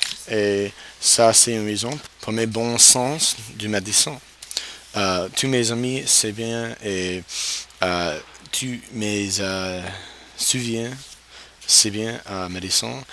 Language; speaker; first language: French; non-native, learner; English